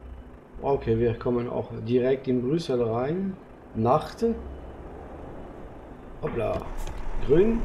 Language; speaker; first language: German; non-native, fluent; French